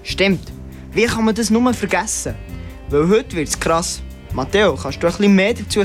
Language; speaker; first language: German; native; German